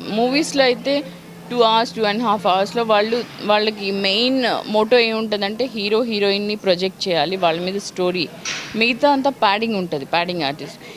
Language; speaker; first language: Telugu; non-native, local second language; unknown